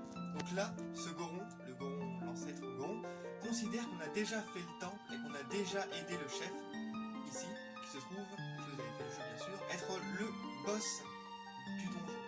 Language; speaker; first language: French; native; French